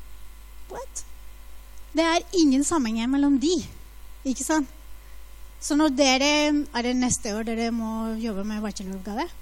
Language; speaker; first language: Norwegian; non-native, fluent; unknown